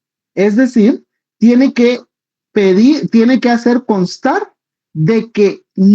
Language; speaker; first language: Spanish; native; Spanish